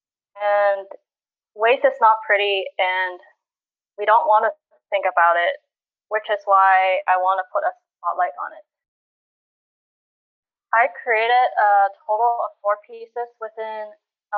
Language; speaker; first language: English; non-native, local second language; Cantonese